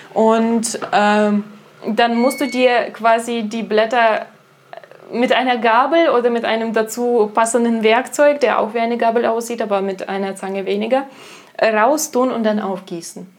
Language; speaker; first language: German; non-native, fluent; Russian